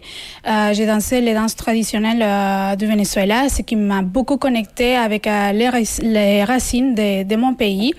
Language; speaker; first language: French; non-native, fluent; Spanish